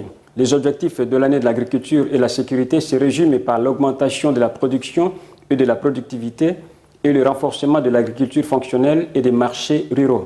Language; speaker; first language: French; non-native, fluent; Portuguese